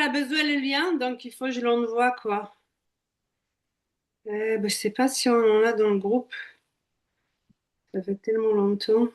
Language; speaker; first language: French; native; French